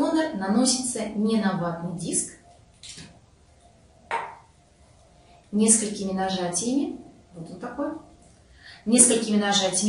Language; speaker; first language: Russian; native; Russian